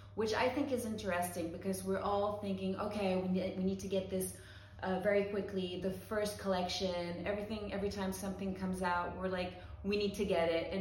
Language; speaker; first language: English; early bilingual, heritage; English